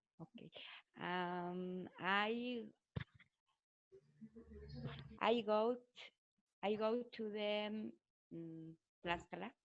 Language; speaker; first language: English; non-native, learner; Spanish